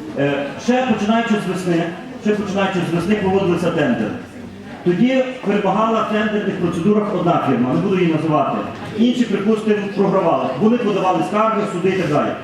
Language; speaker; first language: Ukrainian; native; Ukrainian